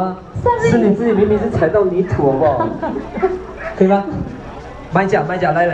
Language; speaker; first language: Chinese; native; Chinese